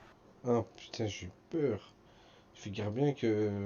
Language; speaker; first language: French; native; French